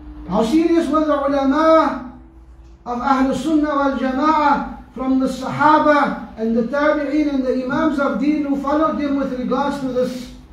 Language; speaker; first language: English; native; English